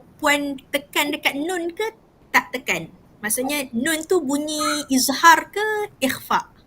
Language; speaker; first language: Malay; native; Malay